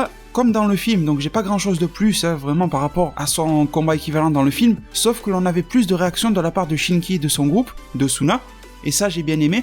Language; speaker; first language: French; native; French